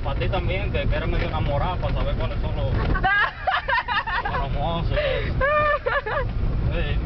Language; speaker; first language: Spanish; native; Spanish